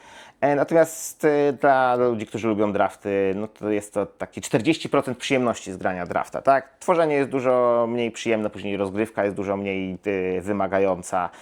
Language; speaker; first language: Polish; native; Polish